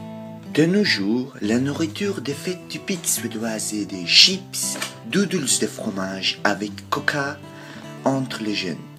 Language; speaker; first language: French; non-native, learner; Swedish